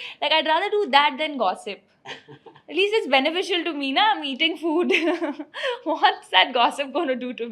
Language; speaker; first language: English; non-native, local second language; Hindi